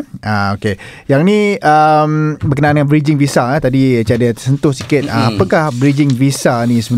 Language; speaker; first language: Malay; native; Malay